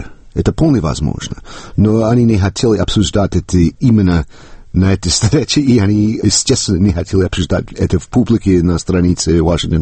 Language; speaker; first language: Russian; non-native, fluent; English